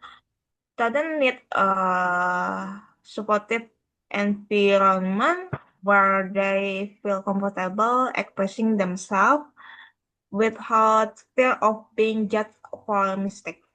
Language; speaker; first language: English; non-native, learner; Indonesian